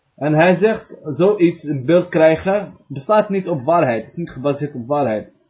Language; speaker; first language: Dutch; early bilingual, other home language; Arabic